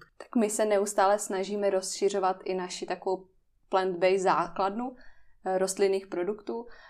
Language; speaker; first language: Czech; native; Czech